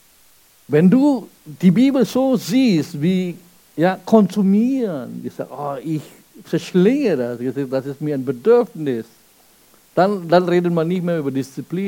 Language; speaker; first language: German; non-native, fluent; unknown